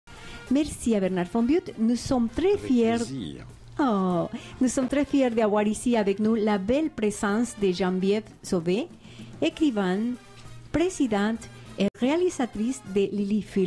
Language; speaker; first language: French; non-native, fluent; Spanish